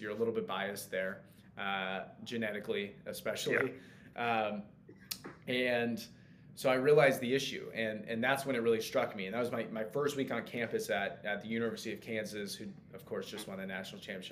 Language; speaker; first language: English; native; English